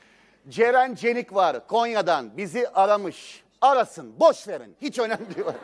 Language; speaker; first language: Turkish; native; Turkish